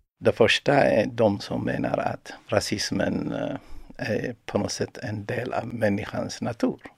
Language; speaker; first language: Swedish; non-native, fluent; Amharic